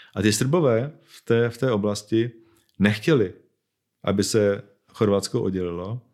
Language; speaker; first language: Czech; native; Czech